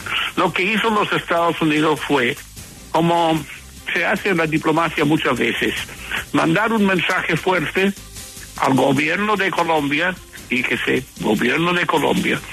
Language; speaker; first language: Spanish; non-native, fluent; English